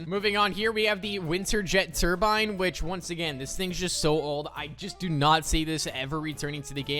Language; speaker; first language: English; native; English